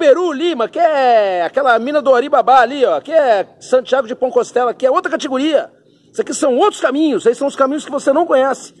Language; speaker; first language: Portuguese; native; Portuguese